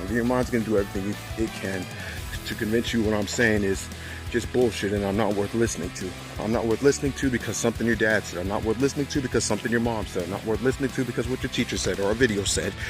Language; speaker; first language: English; native; English